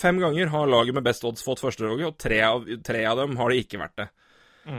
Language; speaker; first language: Norwegian; native; Norwegian